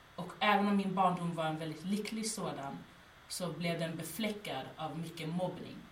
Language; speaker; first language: Swedish; native; Swedish